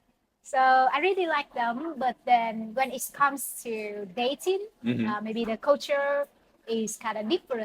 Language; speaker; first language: English; non-native, learner; Vietnamese